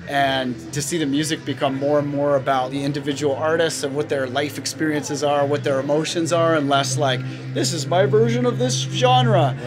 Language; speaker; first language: English; native; English